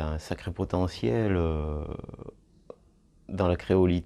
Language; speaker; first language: French; native; French